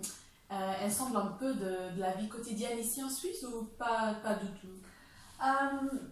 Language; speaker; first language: French; non-native, fluent; English